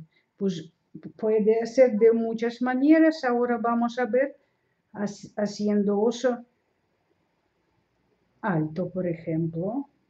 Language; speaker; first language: Spanish; non-native, learner; Russian